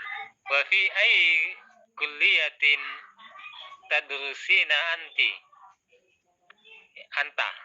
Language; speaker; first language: Arabic; non-native, learner; Indonesian